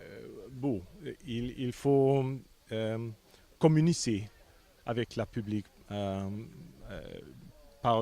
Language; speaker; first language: French; non-native, fluent; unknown